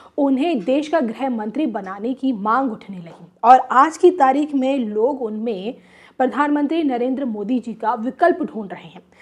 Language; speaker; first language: Hindi; native; Hindi